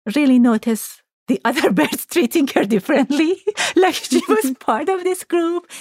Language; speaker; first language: English; non-native, fluent; Persian